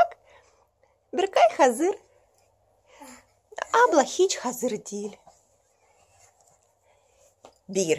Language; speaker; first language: Turkish; non-native, learner; Russian